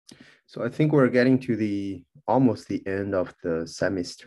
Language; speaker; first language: English; non-native, fluent; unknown